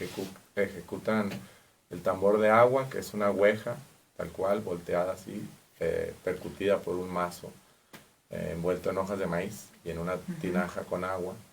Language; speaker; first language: Spanish; native; Spanish